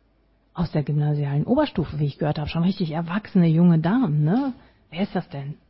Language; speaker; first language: German; native; German